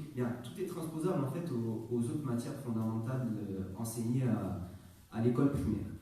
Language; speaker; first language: French; native; French